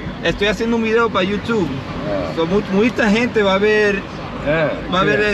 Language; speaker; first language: Spanish; non-native, learner; English